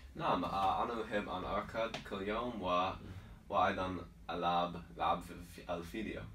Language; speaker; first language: Arabic; non-native, learner; English